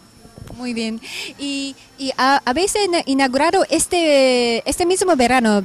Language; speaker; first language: Spanish; non-native, fluent; Japanese